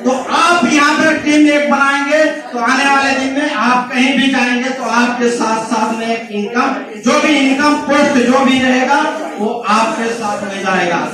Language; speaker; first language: Hindi; non-native, fluent; Bangla